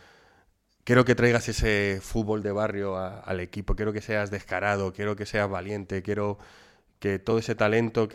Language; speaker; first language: Spanish; native; Spanish